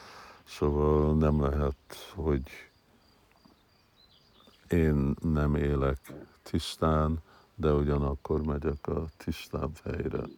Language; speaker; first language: Hungarian; early bilingual, heritage; Hungarian